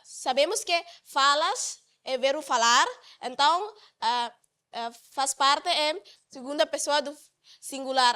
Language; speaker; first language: Portuguese; non-native, learner; Tetum